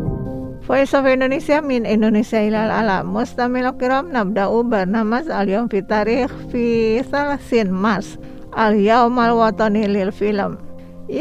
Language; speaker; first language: Arabic; non-native, fluent; Indonesian